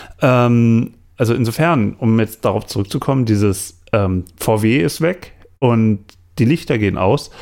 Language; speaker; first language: German; native; German